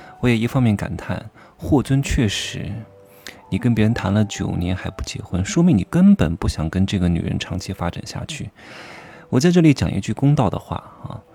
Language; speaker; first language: Chinese; native; Chinese